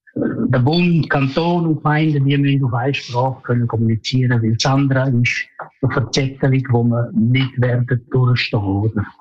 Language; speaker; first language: German; non-native, local second language; Romansh